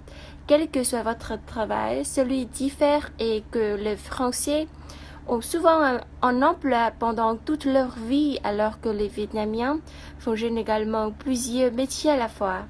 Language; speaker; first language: French; non-native, fluent; Vietnamese